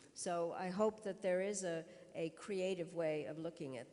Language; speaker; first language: English; early bilingual, other home language; Czech